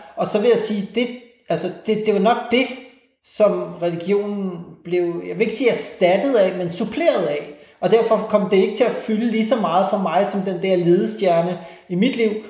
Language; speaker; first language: Danish; early bilingual, other home language; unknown